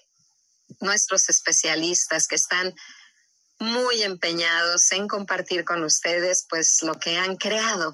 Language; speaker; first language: Spanish; native; Spanish